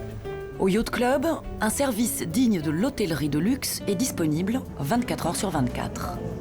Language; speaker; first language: French; native; French